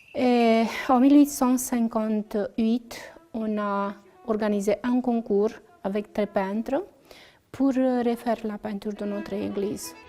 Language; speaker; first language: French; non-native, fluent; Romanian